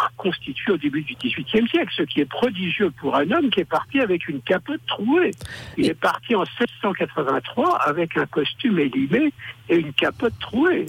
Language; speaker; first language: French; native; French